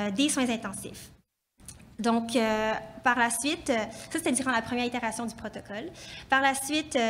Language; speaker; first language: French; native; French